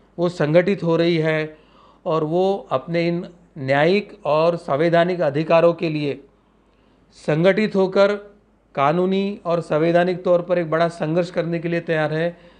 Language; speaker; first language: Hindi; non-native, local second language; Marathi